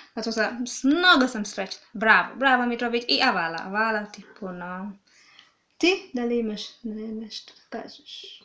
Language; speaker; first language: Serbian; non-native, learner; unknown